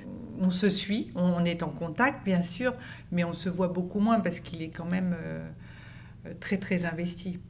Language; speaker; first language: French; native; French